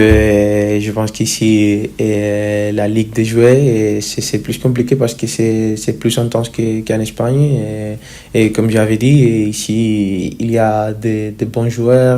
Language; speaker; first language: French; non-native, fluent; Spanish